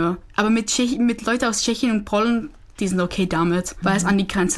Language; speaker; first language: German; non-native, learner; Czech